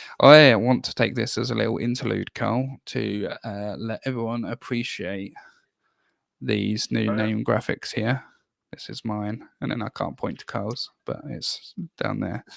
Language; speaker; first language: English; native; English